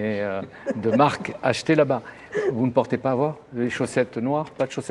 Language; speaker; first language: French; native; French